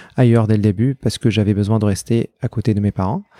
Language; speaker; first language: French; non-native, fluent; Arabic